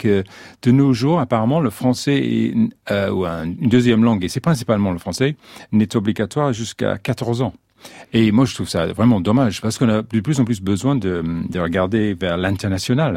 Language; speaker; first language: French; non-native, fluent; English